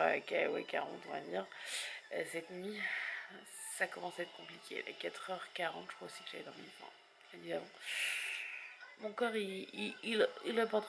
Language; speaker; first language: French; native; French